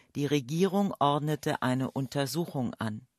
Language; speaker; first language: German; native; German